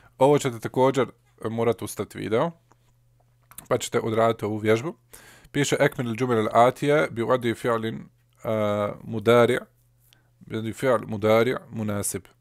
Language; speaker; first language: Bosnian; early bilingual, heritage; Bosnian